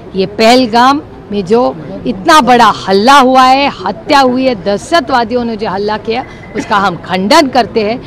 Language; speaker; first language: Hindi; non-native, local second language; Marathi